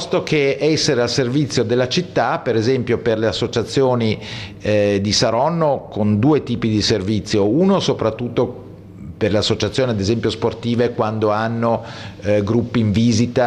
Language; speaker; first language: Italian; native; Italian